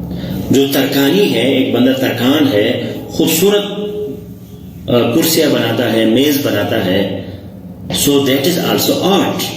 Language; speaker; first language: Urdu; non-native, local second language; Pashto